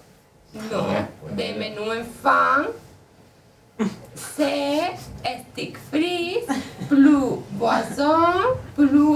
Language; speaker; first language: French; non-native, learner; Spanish